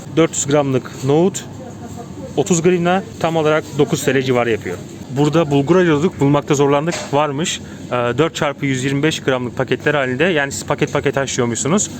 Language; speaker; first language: Turkish; native; Turkish